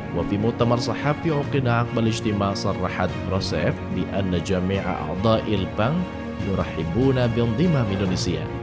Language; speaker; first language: Arabic; non-native, fluent; Indonesian